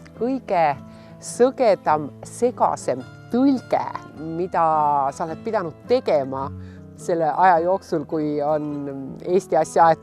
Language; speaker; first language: Estonian; native; Estonian